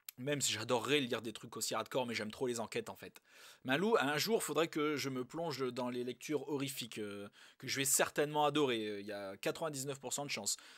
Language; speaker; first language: French; native; French